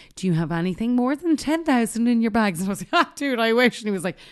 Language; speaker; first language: English; native; English